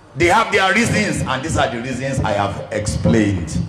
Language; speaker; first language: English; non-native, local second language; Yoruba